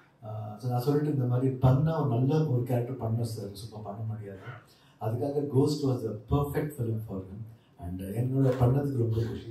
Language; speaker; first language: Tamil; non-native, learner; Kannada